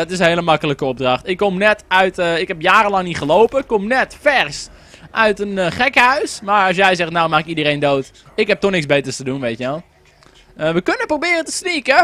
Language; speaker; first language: Dutch; native; Dutch